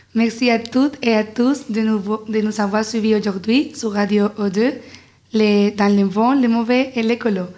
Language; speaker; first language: French; non-native, fluent; Spanish